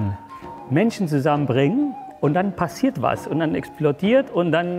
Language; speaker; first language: German; non-native, fluent; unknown